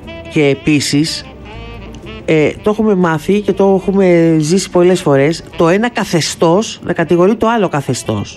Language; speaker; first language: Greek; native; Greek